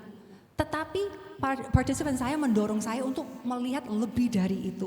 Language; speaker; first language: Indonesian; non-native, fluent; English